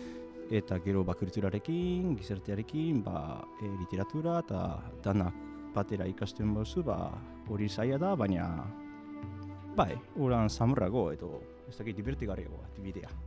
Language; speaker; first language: Basque; non-native, fluent; Japanese